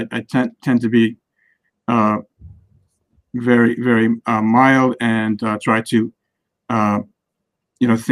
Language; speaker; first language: English; native; English